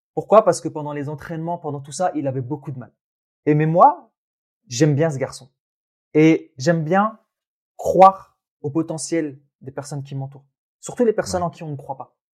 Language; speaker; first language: French; early bilingual, other home language; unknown